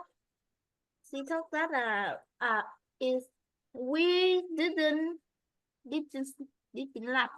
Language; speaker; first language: English; non-native, learner; Vietnamese